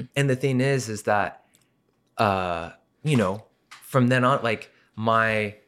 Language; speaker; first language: English; native; English